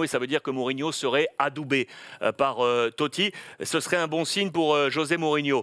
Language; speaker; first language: French; native; French